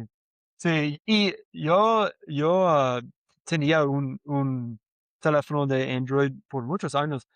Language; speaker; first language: Spanish; non-native, learner; English